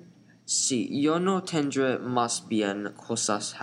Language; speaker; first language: Spanish; non-native, learner; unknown